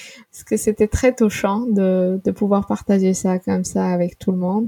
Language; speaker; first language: French; non-native, local second language; Arabic